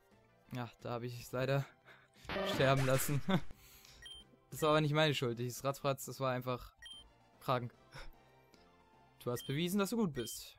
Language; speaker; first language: German; native; German